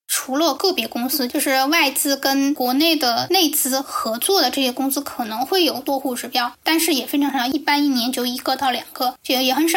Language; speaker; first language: Chinese; native; Chinese